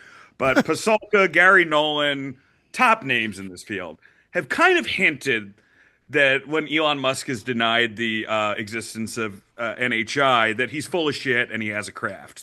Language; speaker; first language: English; native; English